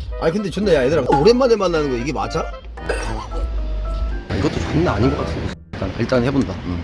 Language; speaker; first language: Korean; native; Korean